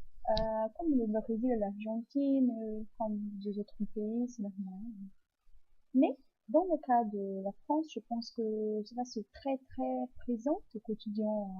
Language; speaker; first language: French; non-native, fluent; Portuguese